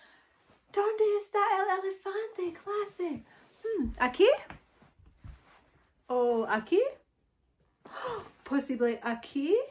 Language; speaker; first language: Spanish; non-native, fluent; English